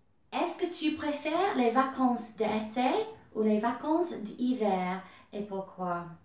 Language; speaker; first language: French; non-native, fluent; English